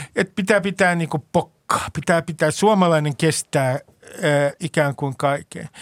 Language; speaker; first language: Finnish; native; Finnish